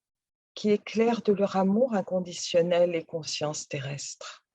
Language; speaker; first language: French; native; French